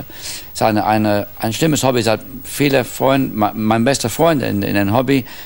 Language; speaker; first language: German; non-native, fluent; English